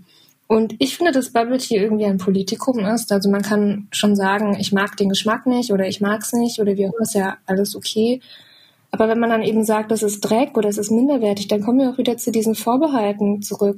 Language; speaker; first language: German; native; German